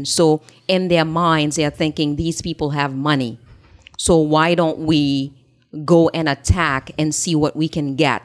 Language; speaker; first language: English; non-native, fluent; Haitian Creole